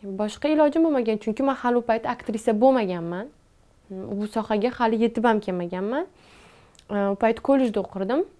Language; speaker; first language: Uzbek; non-native, local second language; Tajik